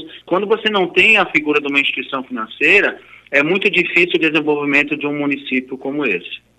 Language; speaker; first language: Portuguese; native; Portuguese